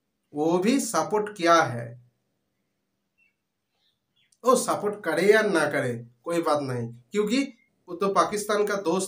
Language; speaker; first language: Hindi; non-native, local second language; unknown